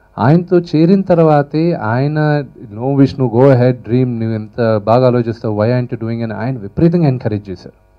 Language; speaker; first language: Telugu; native; Telugu